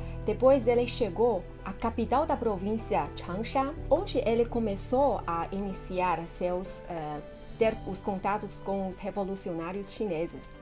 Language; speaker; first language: Portuguese; non-native, fluent; Chinese